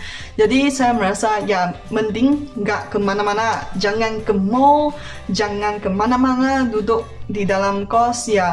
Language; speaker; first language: Indonesian; non-native, fluent; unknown